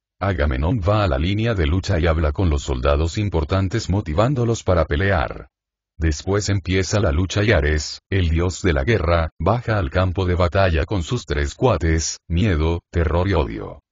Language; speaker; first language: Spanish; native; Spanish